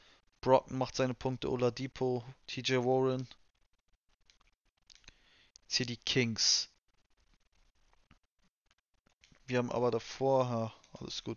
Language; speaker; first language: German; native; German